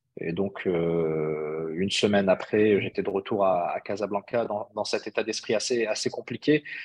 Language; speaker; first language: French; early bilingual, other home language; Arabic